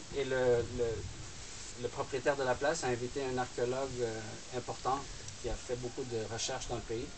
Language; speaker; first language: French; non-native, fluent; Spanish